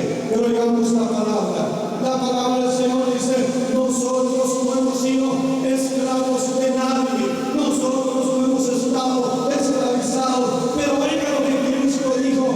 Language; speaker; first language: Spanish; native; Spanish